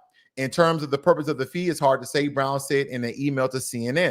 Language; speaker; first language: English; native; English